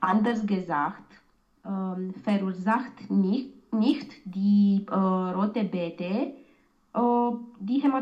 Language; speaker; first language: German; non-native, learner; Romanian